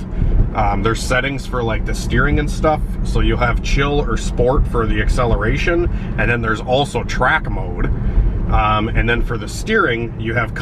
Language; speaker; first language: English; native; English